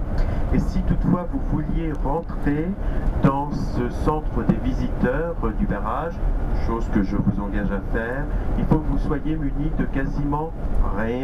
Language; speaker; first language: French; native; French